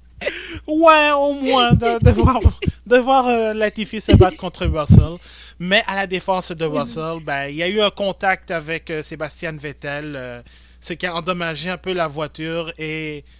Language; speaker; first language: French; native; French